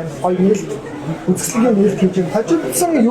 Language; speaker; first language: Mongolian; native; Mongolian